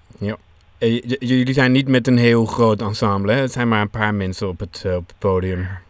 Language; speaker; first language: Dutch; native; Dutch